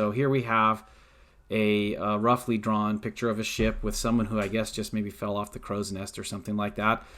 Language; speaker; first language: English; native; English